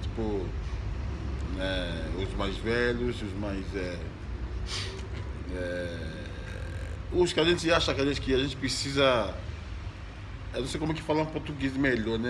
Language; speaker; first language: Portuguese; non-native, fluent; Yoruba